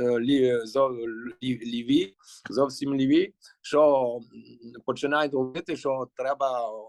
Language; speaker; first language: Ukrainian; early bilingual, heritage; Ukrainian